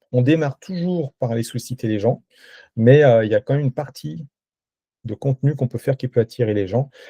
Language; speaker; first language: French; native; French